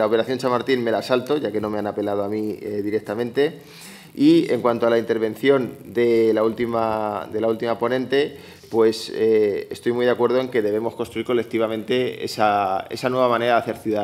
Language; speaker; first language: Spanish; native; Spanish